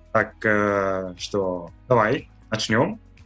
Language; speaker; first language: Russian; non-native, fluent; Italian